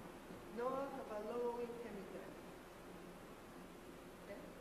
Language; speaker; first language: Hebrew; non-native, learner; English